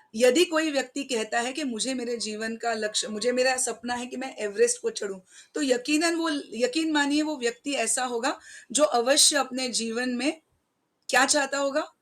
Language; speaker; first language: Hindi; non-native, local second language; Marathi